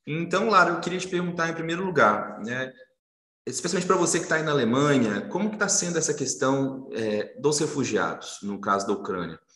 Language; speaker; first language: Portuguese; native; Portuguese